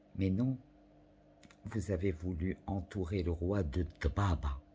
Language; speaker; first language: French; non-native, local second language; Arabic